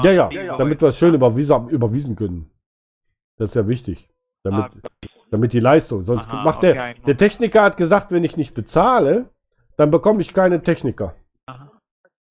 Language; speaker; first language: German; native; German